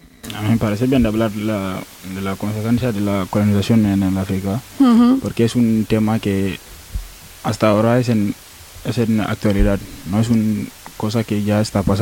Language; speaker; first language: Spanish; non-native, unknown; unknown